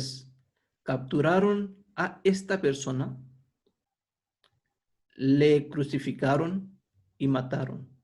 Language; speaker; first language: Spanish; non-native, fluent; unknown